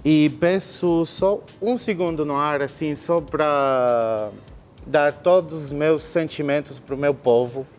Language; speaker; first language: Portuguese; non-native, fluent; Arabic